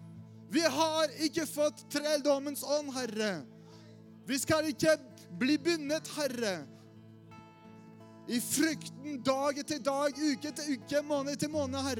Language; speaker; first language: Norwegian; non-native, fluent; French